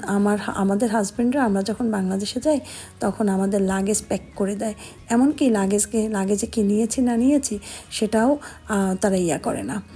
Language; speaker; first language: Bangla; native; Bangla